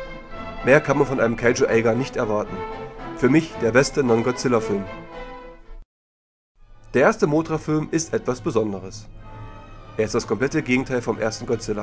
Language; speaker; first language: German; native; German